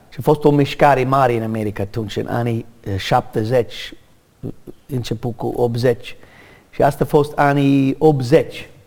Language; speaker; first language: Romanian; non-native, learner; English